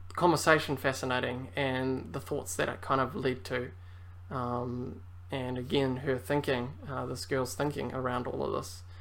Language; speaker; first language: English; native; English